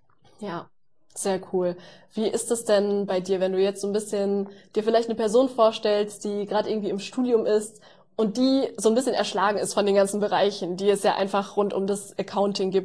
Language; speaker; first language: German; native; German